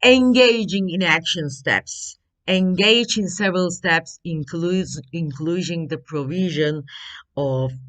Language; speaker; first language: English; non-native, fluent; Turkish